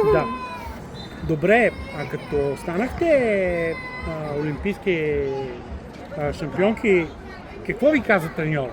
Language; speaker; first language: Bulgarian; native; Bulgarian